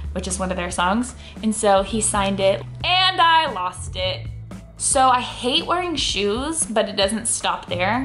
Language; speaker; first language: English; native; English